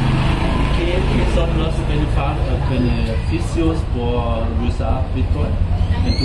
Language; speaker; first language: Spanish; non-native, learner; German